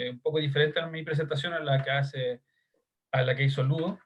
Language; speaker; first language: Spanish; native; Spanish